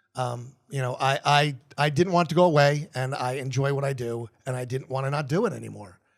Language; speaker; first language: English; native; English